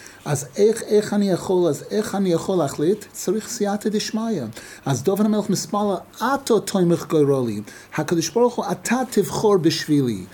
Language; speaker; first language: Hebrew; non-native, fluent; English